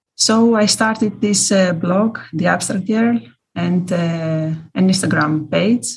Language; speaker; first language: English; non-native, fluent; Greek